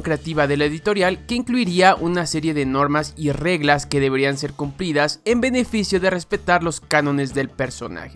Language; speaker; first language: Spanish; native; Spanish